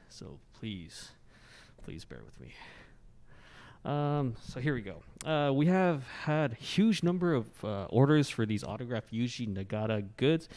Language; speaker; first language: English; non-native, fluent; Japanese